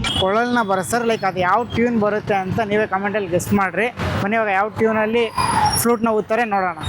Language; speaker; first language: Kannada; native; Kannada